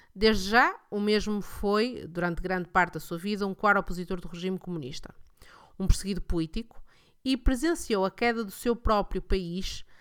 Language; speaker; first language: Portuguese; native; Portuguese